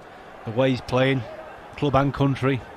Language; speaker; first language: English; native; English